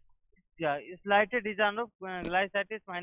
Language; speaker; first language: German; non-native, learner; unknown